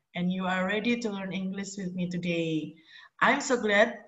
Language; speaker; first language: English; non-native, fluent; Indonesian